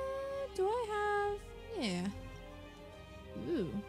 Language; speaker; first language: English; native; English